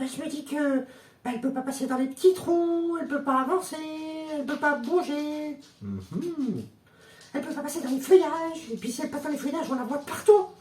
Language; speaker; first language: French; native; French